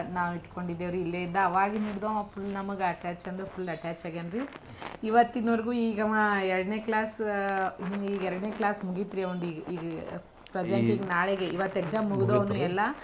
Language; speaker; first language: Kannada; native; Kannada